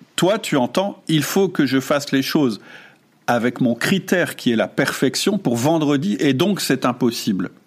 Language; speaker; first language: French; non-native, fluent; German